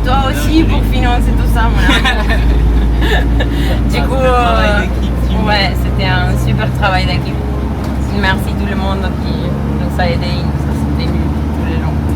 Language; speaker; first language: French; non-native, fluent; Spanish